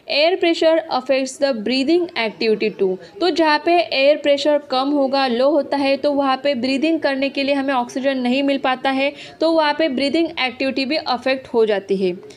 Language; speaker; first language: Hindi; non-native, local second language; Marathi